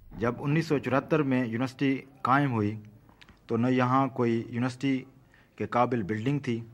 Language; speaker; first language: Urdu; non-native, local second language; Saraiki